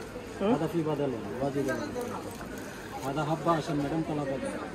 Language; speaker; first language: Arabic; non-native, learner; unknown